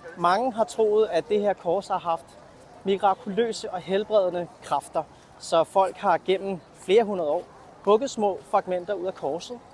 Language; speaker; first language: Danish; native; Danish